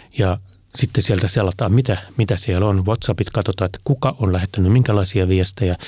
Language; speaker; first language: Finnish; native; Finnish